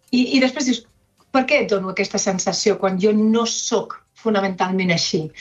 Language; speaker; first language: Catalan; non-native, local second language; Spanish